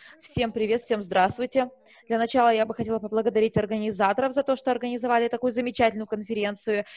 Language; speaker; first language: Russian; non-native, fluent; Malay